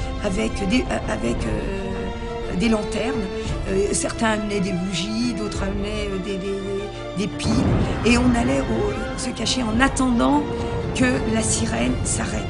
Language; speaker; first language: French; native; French